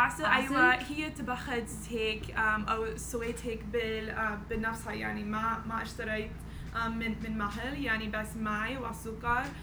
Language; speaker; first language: Arabic; non-native, learner; English